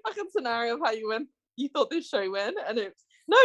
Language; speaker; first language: English; non-native, local second language; Tongan